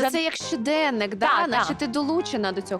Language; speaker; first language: Ukrainian; native; Ukrainian